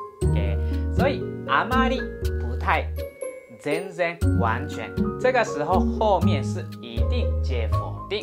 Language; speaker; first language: Chinese; non-native, fluent; Japanese